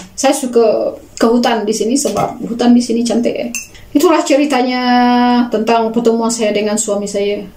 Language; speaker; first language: Malay; native; Malay